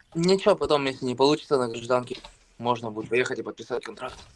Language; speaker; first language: Russian; native; Russian